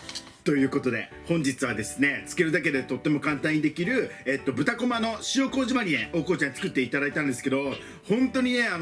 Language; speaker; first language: Japanese; native; Japanese